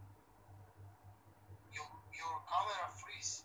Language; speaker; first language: English; non-native, learner; Romany